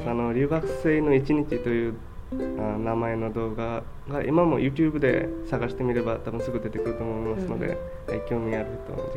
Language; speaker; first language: Japanese; non-native, fluent; Bangla